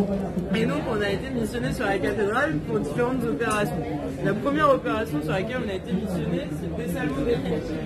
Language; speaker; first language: French; native; French